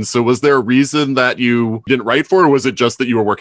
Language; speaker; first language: English; native; English